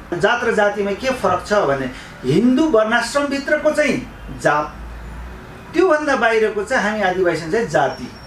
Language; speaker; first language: Nepali; non-native, local second language; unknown